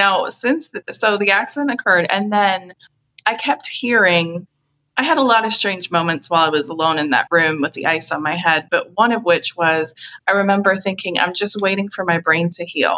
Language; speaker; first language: English; native; English